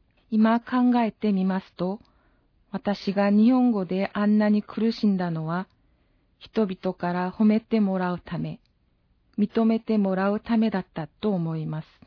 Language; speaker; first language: Japanese; non-native, fluent; Korean